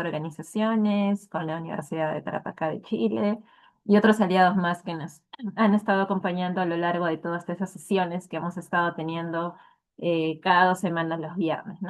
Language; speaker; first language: Spanish; native; Spanish